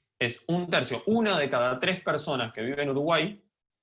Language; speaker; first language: Spanish; native; Spanish